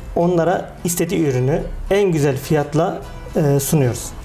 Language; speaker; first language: Turkish; native; Turkish